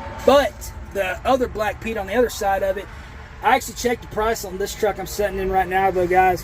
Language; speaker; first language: English; native; English